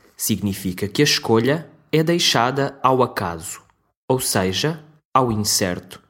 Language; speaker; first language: Portuguese; native; Portuguese